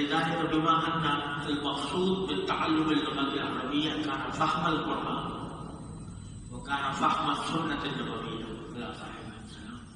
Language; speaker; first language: Arabic; non-native, fluent; Urdu